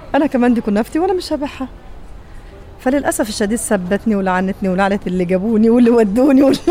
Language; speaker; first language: Arabic; native; Arabic